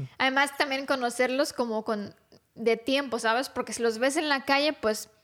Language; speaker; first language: Spanish; non-native, fluent; Romanian